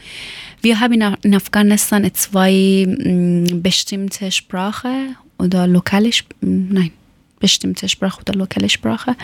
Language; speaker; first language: German; non-native, learner; Persian